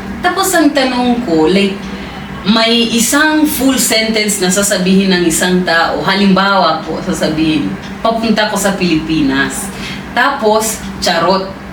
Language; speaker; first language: Filipino; non-native, fluent; Swahili